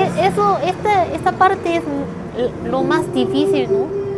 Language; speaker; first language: Spanish; non-native, learner; Korean